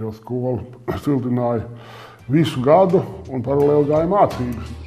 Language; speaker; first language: Latvian; native; Latvian